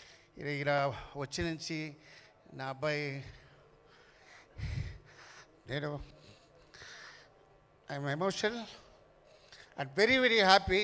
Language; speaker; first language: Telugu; non-native, learner; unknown